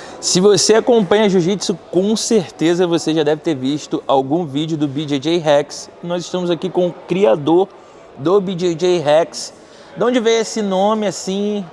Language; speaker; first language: Portuguese; native; Portuguese